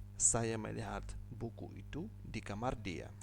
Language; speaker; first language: Indonesian; non-native, learner; Ukrainian